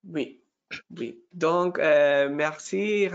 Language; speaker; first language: French; non-native, fluent; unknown